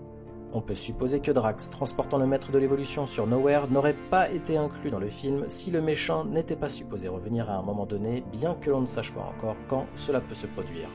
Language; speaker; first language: French; native; French